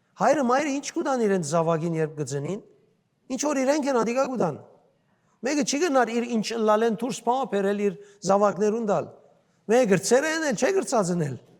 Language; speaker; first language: Armenian; native; Armenian